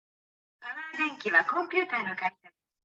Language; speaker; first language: Japanese; non-native, fluent; Indonesian